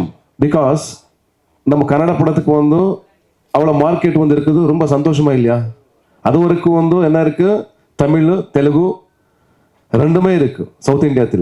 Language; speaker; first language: Tamil; non-native, local second language; Kannada